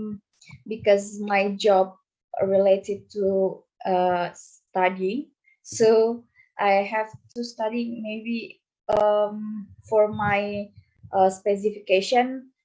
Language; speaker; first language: English; non-native, learner; Indonesian